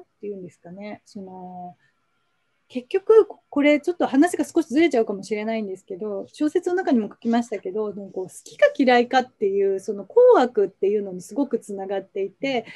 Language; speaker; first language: Japanese; native; Japanese